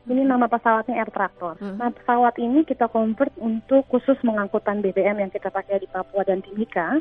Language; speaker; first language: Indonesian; native; Indonesian